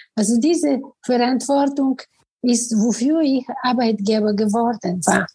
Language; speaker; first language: German; non-native, fluent; Bulgarian